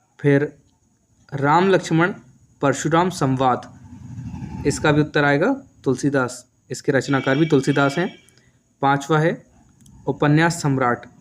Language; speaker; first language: Hindi; native; Hindi